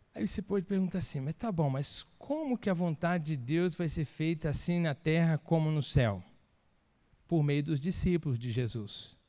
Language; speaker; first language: Portuguese; native; Portuguese